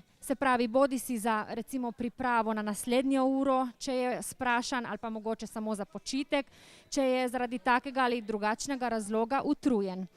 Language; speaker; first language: Slovenian; native; Slovenian